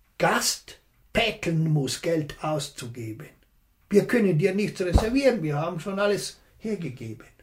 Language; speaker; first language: German; non-native, local second language; Ladin